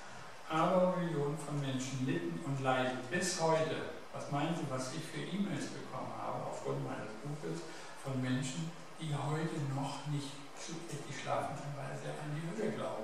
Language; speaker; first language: German; native; German